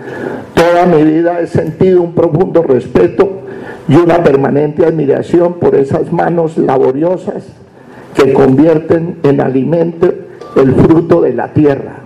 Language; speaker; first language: Spanish; native; Spanish